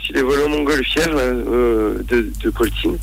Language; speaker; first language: French; native; French